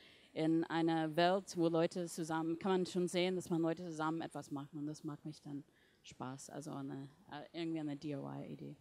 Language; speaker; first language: German; non-native, fluent; English